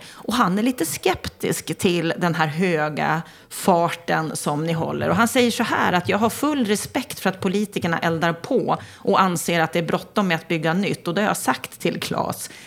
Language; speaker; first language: Swedish; native; Swedish